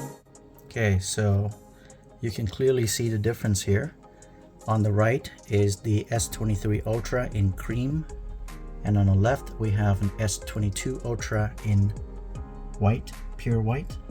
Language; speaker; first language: English; native; English